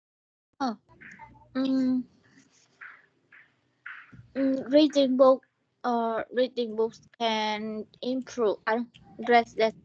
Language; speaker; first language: English; non-native, learner; Vietnamese